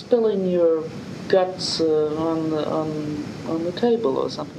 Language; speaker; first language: English; native; English